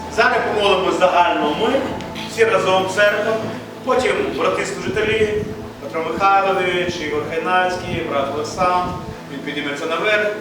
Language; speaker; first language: Ukrainian; native; Ukrainian